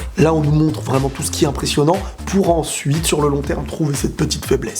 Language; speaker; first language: French; native; French